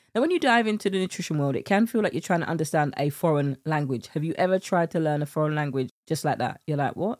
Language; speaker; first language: English; native; English